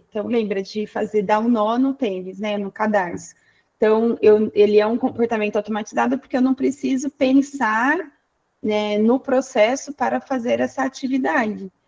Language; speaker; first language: Portuguese; native; Portuguese